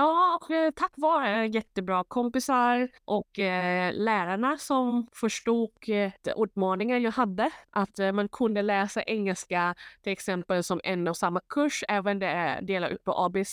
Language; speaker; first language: Swedish; non-native, fluent; Thai